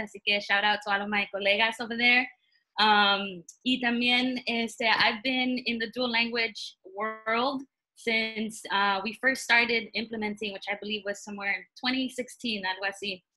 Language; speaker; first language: English; early bilingual, other home language; Spanish